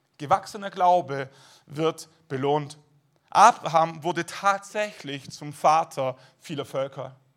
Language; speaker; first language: German; native; German